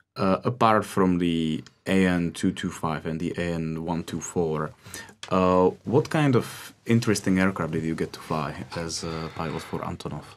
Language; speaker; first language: English; non-native, fluent; Czech